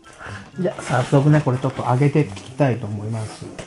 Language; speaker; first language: Japanese; native; Japanese